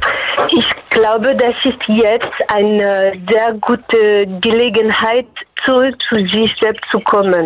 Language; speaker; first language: German; non-native, fluent; French